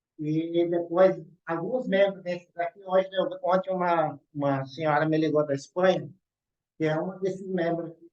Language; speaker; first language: Portuguese; native; Portuguese